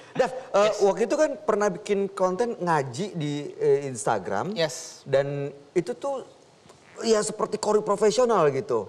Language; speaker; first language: Indonesian; native; Indonesian